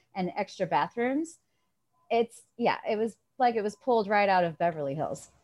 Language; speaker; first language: English; native; English